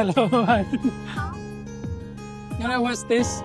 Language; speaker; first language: English; non-native, local second language; Hindi